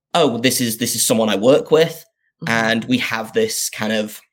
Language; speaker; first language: English; native; English